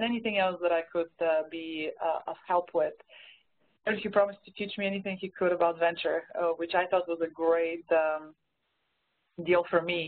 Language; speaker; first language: English; non-native, fluent; Bulgarian